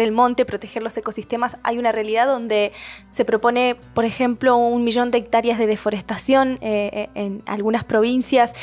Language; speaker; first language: Spanish; native; Spanish